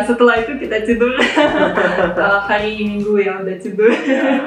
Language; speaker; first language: Indonesian; non-native, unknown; Russian